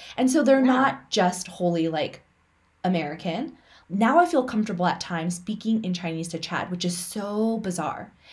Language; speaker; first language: English; early bilingual, other home language; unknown